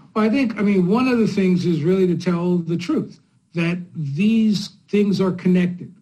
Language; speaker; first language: English; native; English